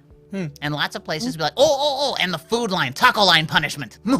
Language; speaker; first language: English; native; English